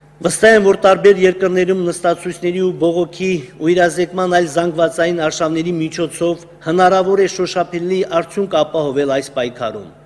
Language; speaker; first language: Armenian; native; Armenian